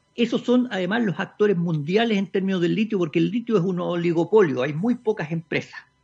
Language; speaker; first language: Spanish; native; Spanish